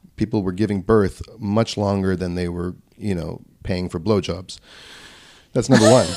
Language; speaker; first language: English; native; English